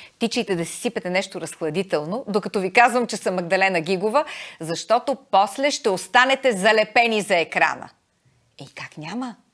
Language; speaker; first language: Bulgarian; native; Bulgarian